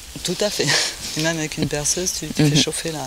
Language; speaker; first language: French; native; French